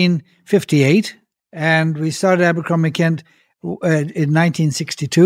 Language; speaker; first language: English; native; English